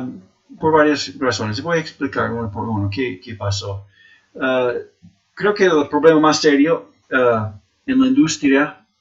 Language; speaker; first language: Spanish; non-native, fluent; English